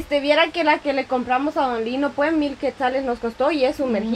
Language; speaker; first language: Spanish; native; Spanish